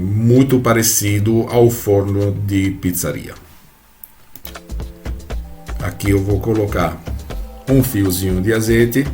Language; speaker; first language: Portuguese; non-native, fluent; Italian